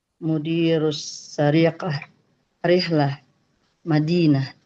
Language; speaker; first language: Arabic; non-native, learner; Indonesian